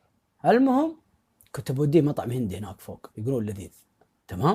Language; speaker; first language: Arabic; native; Arabic